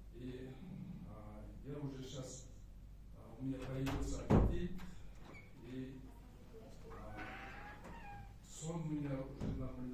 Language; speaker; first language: Russian; non-native, local second language; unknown